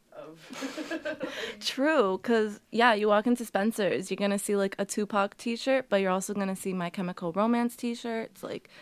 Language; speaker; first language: English; early bilingual, other home language; Portuguese